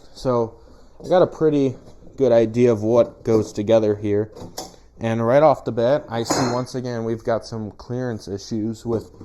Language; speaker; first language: English; native; English